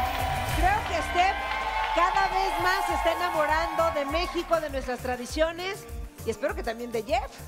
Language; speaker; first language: Spanish; native; Spanish